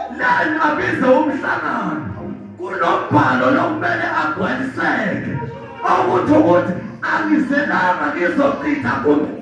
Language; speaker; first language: Zulu; non-native, local second language; Swati